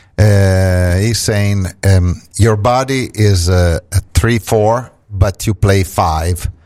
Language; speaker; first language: English; non-native, fluent; Italian